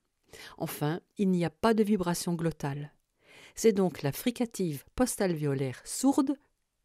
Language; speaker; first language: French; native; French